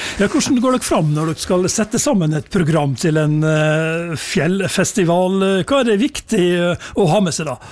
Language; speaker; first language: Norwegian; native; Norwegian